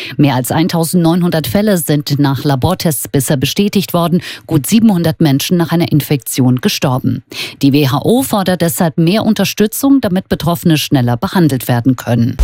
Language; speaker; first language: German; native; German